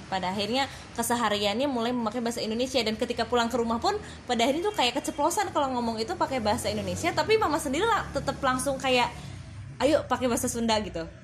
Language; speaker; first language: Indonesian; non-native, local second language; Sundanese